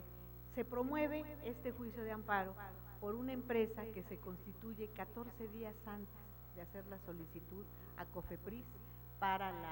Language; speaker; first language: Spanish; native; Spanish